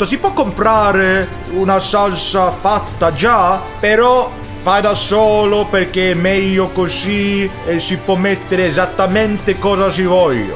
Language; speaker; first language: Italian; non-native, learner; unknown